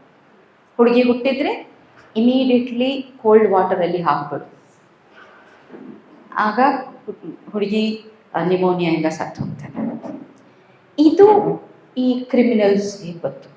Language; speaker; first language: Kannada; non-native, local second language; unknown